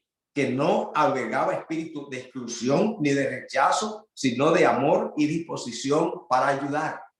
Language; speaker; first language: Spanish; native; Spanish